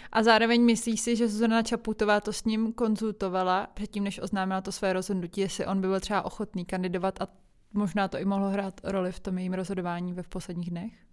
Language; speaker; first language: Czech; native; Czech